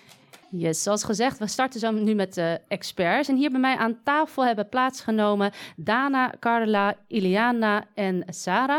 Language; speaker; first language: Dutch; native; Dutch